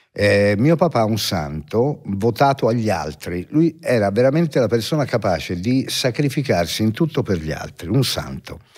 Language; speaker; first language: Italian; native; Italian